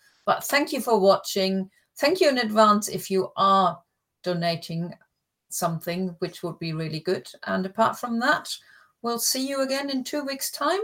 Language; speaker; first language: English; early bilingual, other home language; German